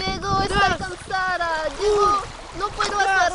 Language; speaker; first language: Spanish; non-native, learner; French